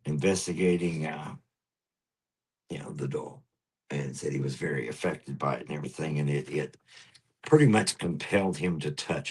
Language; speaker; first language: English; native; English